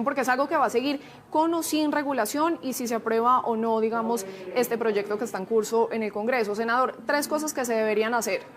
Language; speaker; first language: Spanish; native; Spanish